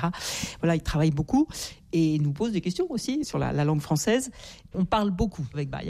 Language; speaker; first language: French; native; French